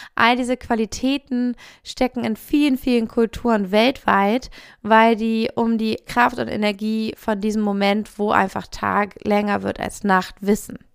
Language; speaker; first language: German; native; German